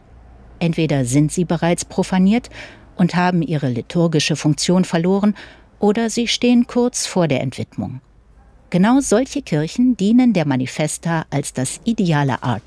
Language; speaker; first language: German; native; German